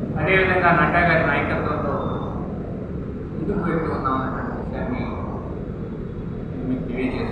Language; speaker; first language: Telugu; native; Telugu